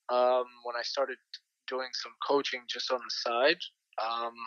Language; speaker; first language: English; native; English